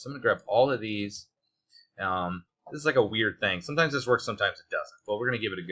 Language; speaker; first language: English; native; English